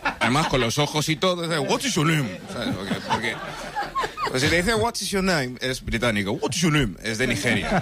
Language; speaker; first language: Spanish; early bilingual, other home language; English